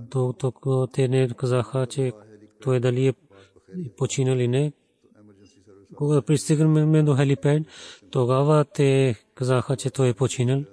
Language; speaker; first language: Bulgarian; non-native, learner; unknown